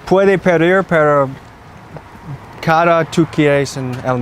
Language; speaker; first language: Spanish; non-native, learner; English